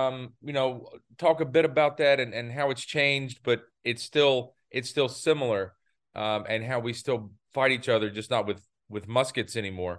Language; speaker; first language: English; native; English